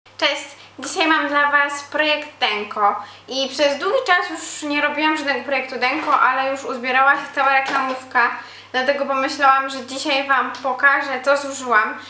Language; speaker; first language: Polish; native; Polish